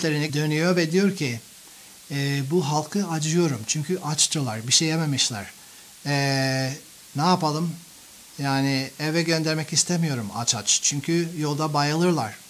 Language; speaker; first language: Turkish; non-native, fluent; English